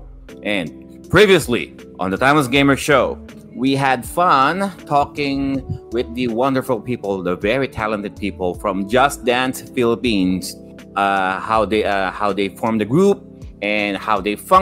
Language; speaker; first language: English; non-native, local second language; Filipino